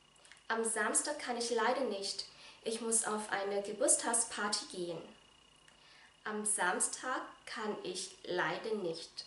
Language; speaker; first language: German; non-native, fluent; Vietnamese